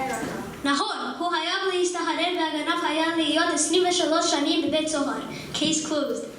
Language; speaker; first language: Hebrew; non-native, learner; English